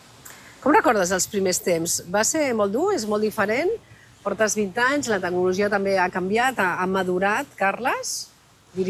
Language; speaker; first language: Catalan; native; Catalan